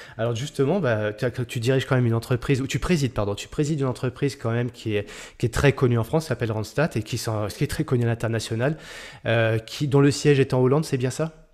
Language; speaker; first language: French; native; French